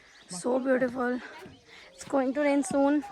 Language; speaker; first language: English; non-native, local second language; Hindi